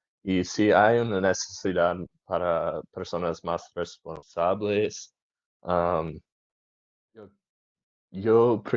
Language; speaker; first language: Spanish; non-native, learner; English